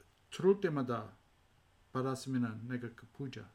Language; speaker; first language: Korean; non-native, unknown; English